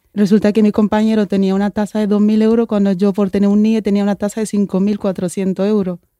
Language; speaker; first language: Spanish; early bilingual, other home language; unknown